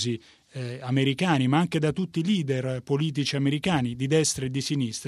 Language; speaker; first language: Italian; native; Italian